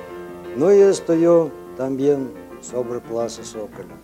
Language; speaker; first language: Spanish; non-native, learner; Russian